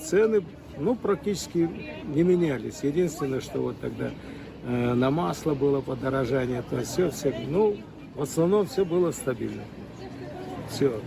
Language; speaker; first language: Russian; native; Russian